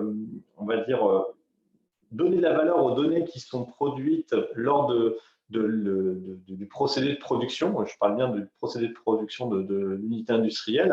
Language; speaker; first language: French; native; French